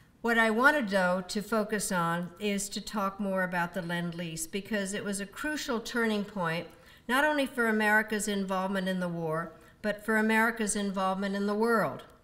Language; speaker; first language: English; early bilingual, other home language; Czech